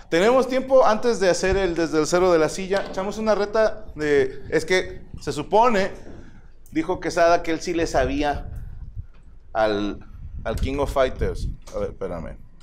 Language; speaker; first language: Spanish; native; Spanish